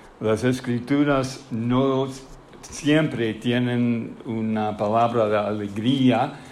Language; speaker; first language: Spanish; non-native, fluent; English